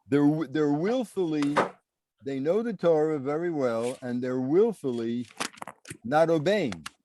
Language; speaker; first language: English; native; English